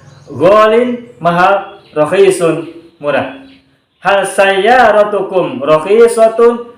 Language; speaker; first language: Arabic; non-native, fluent; Indonesian